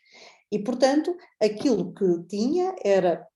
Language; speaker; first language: Portuguese; native; Portuguese